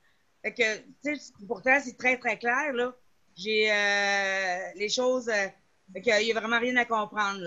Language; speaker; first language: French; native; French